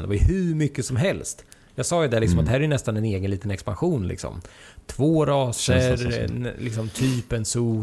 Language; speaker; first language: Swedish; native; Swedish